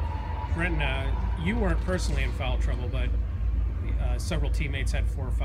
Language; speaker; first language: English; native; English